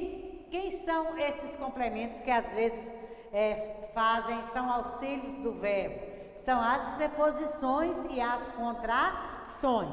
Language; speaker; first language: Portuguese; native; Portuguese